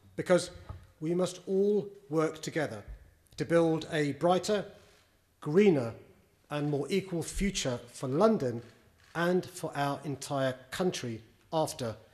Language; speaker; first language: English; native; English